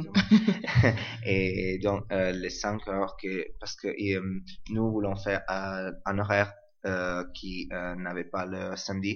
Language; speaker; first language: French; non-native, learner; Italian